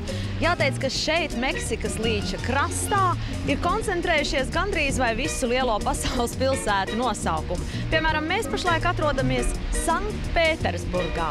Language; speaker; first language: Latvian; native; Latvian